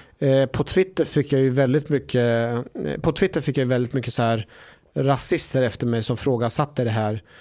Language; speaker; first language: Swedish; early bilingual, other home language; Somali